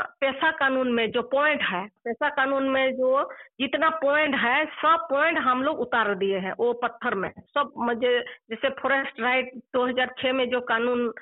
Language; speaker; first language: Hindi; non-native, local second language; Santali